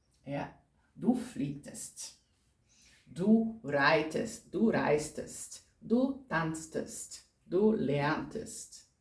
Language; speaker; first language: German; non-native, fluent; Portuguese